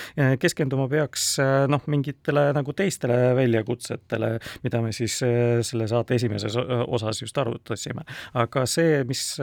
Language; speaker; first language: Estonian; non-native, local second language; Russian